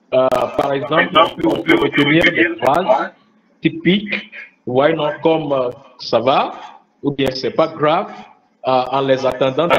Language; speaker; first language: French; non-native, fluent; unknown